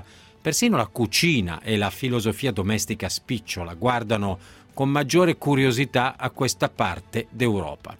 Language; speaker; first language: Italian; native; Italian